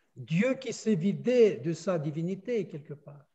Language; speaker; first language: French; non-native, fluent; Russian